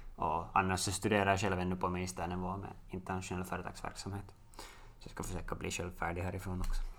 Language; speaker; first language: Swedish; native; Swedish